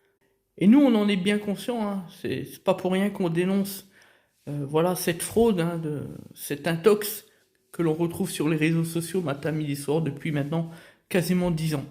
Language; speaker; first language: French; native; French